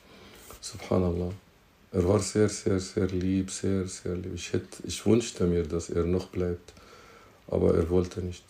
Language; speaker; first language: German; non-native, fluent; Arabic